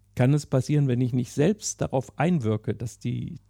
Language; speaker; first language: German; non-native, fluent; English